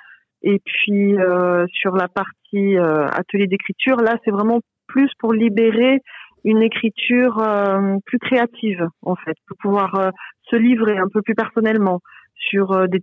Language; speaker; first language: French; native; French